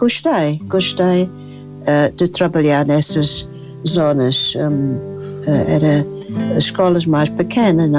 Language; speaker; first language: Portuguese; non-native, fluent; English